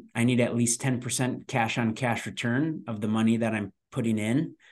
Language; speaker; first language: English; native; English